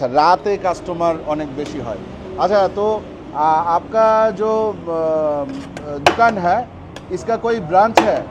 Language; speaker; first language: Hindi; non-native, fluent; Bangla